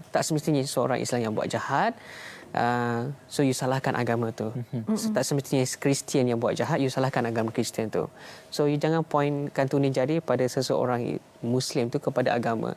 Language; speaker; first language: Malay; native; Malay